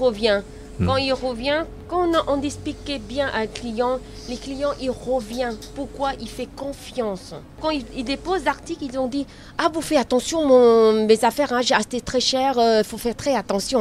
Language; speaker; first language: French; non-native, learner; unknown